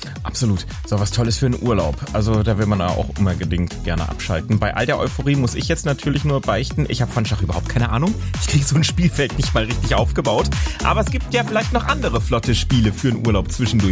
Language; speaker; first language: German; native; German